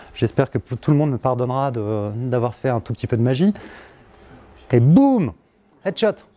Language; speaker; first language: French; native; French